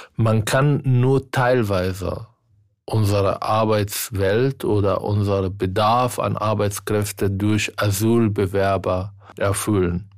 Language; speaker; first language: German; non-native, fluent; Arabic